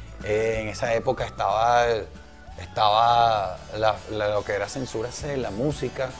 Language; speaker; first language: Spanish; native; Spanish